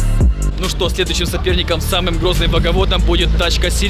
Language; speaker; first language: Russian; native; Russian